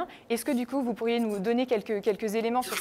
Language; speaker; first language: French; native; French